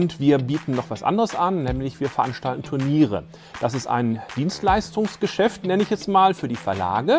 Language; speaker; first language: German; native; German